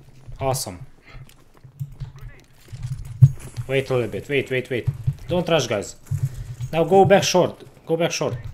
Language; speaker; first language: English; non-native, learner; Hungarian